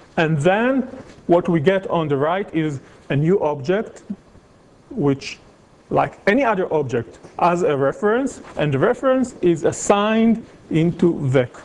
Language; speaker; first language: English; non-native, fluent; Hebrew